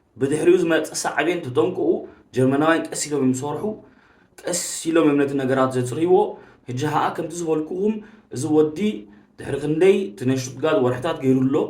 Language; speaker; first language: Tigrinya; early bilingual, heritage; Tigrinya